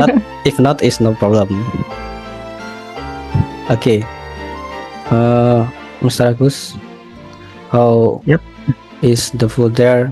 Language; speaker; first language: English; non-native, learner; Indonesian